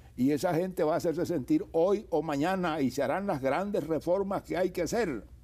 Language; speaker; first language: Spanish; native; Spanish